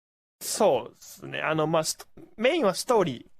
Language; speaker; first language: Japanese; native; Japanese